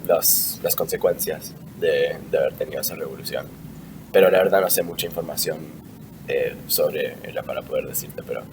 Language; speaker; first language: Spanish; early bilingual, heritage; Spanish